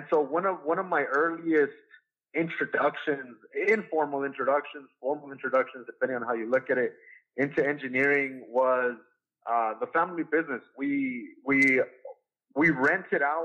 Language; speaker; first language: English; native; English